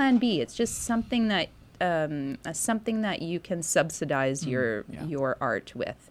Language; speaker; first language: English; native; English